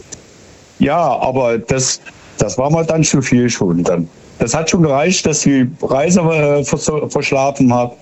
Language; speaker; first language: German; native; German